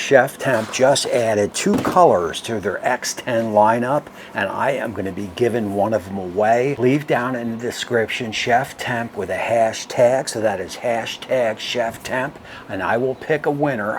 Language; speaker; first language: English; native; English